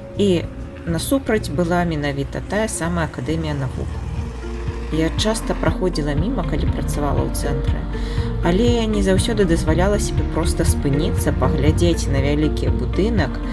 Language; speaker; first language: Belarusian; non-native, local second language; Russian